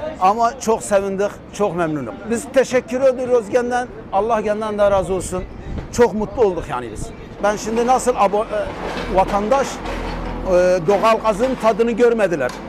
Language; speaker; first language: Turkish; non-native, local second language; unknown